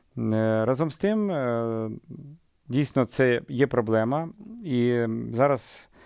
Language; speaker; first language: Ukrainian; native; Ukrainian